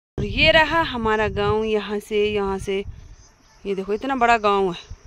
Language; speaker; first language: Hindi; non-native, local second language; Garhwali